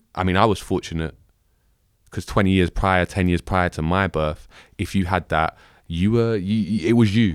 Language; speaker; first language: English; native; English